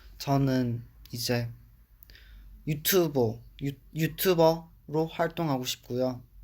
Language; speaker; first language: Korean; early bilingual, other home language; English